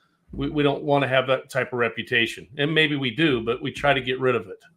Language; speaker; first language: English; native; English